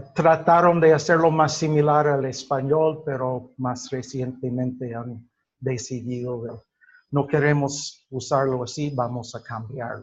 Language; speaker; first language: Spanish; non-native, fluent; English